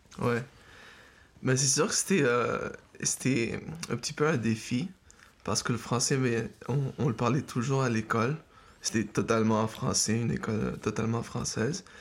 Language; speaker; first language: French; early bilingual, heritage; French